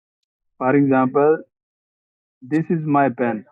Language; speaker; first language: English; non-native, learner; Hindi